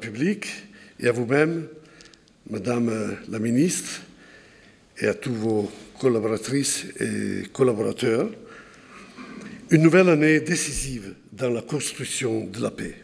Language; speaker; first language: French; non-native, fluent; Italian